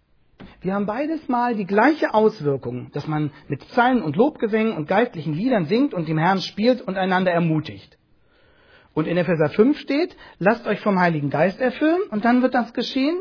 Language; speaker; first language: German; native; German